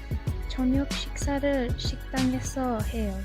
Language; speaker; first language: Korean; non-native, learner; English